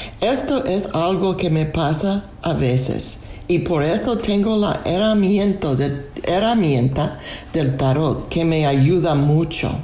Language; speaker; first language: Spanish; non-native, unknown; English